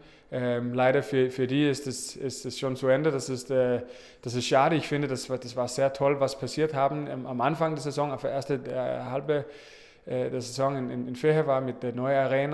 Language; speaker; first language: German; non-native, learner; Danish